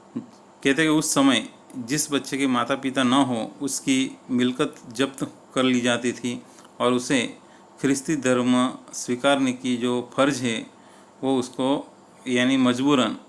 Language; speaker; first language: Hindi; non-native, local second language; Gujarati